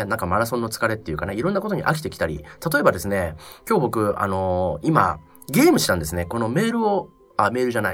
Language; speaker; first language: Japanese; native; Japanese